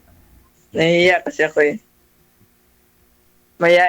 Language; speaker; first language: Filipino; non-native, local second language; Cebuano